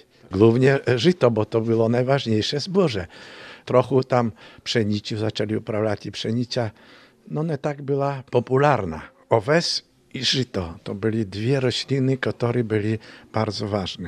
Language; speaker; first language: Polish; non-native, local second language; Ukrainian